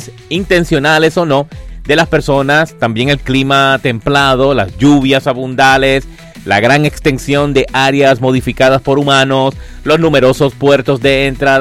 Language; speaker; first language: Spanish; native; Spanish